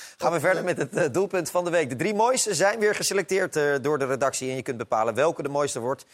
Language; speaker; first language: Dutch; native; Dutch